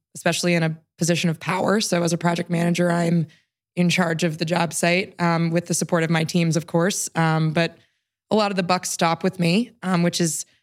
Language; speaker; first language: English; native; English